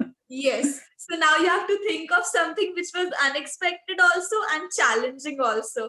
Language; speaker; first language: English; non-native, local second language; Hindi